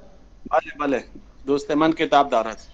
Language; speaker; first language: Persian; non-native, learner; Urdu